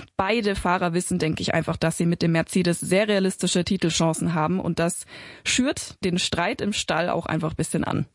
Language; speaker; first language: German; native; German